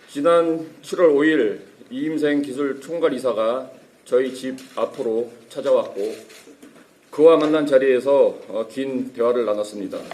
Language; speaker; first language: Korean; native; Korean